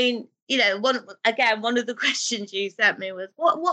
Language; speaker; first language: English; non-native, local second language; Urdu